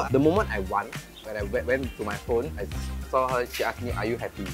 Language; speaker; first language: English; non-native, local second language; Tamil